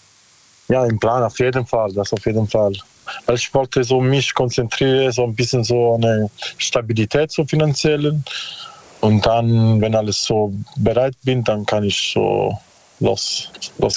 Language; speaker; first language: German; non-native, learner; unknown